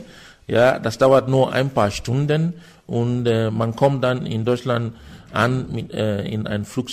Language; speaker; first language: German; non-native, fluent; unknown